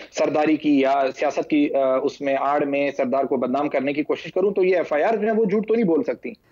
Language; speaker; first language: Urdu; non-native, local second language; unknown